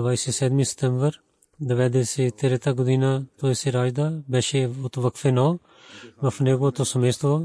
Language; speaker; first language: Bulgarian; non-native, learner; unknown